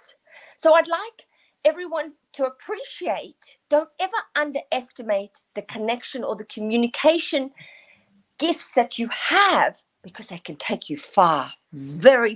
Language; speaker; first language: English; native; English